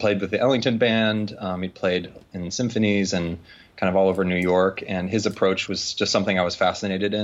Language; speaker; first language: English; native; English